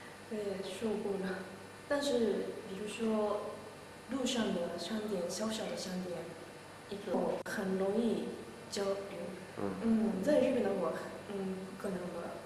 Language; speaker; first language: Chinese; non-native, learner; Japanese